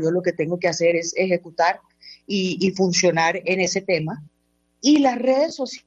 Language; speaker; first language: Spanish; native; Spanish